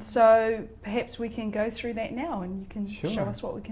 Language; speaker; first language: English; native; English